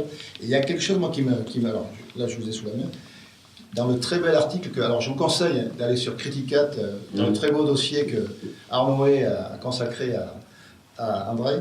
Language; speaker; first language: French; native; French